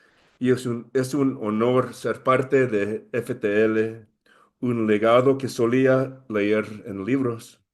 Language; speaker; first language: Spanish; early bilingual, heritage; English